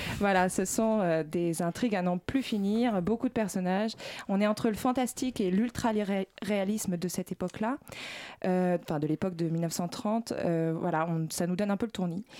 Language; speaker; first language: French; native; French